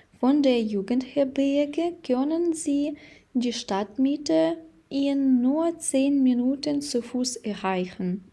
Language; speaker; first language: German; non-native, fluent; Ukrainian